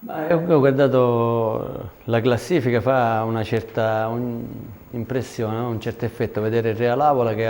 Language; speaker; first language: Italian; native; Italian